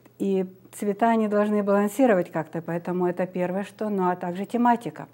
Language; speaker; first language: Russian; native; Russian